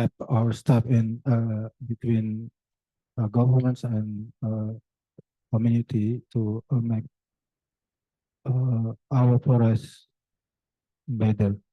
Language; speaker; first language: English; non-native, learner; Indonesian